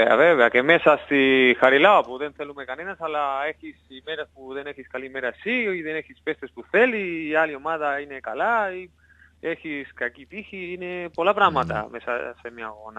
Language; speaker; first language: Greek; non-native, learner; Spanish